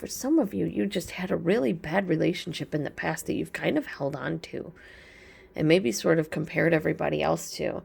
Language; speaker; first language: English; native; English